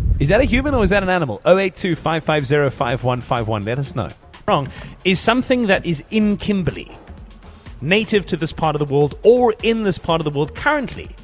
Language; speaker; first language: English; native; English